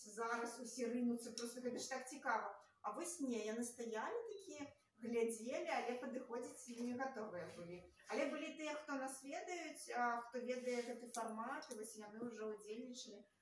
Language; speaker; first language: Belarusian; non-native, local second language; Russian